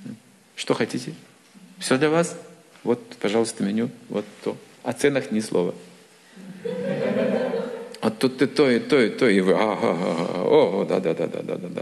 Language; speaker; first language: Russian; native; Russian